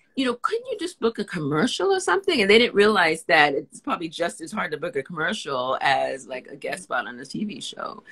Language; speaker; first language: English; native; English